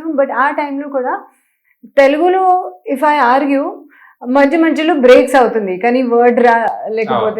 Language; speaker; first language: Telugu; non-native, learner; Hindi